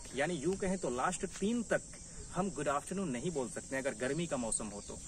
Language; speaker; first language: Hindi; native; Hindi